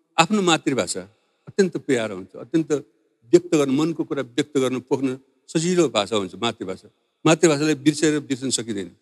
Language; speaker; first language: Nepali; non-native, local second language; Newari